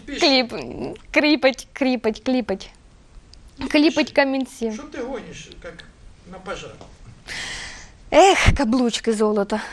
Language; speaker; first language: Ukrainian; native; Ukrainian